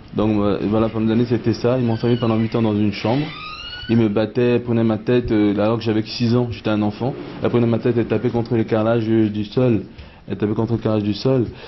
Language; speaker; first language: French; early bilingual, other home language; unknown